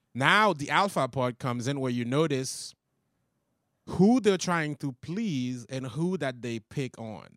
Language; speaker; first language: English; non-native, fluent; Haitian Creole